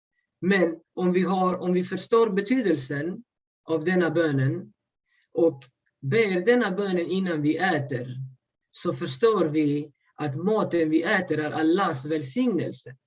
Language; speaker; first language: Swedish; early bilingual, other home language; Urdu